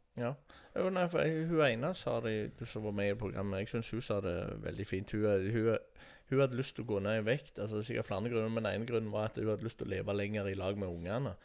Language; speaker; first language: Norwegian; native; Norwegian